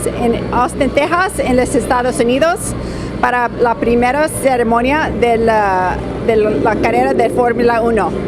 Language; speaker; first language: Spanish; non-native, learner; English